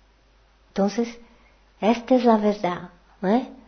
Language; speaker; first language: Portuguese; non-native, learner; Spanish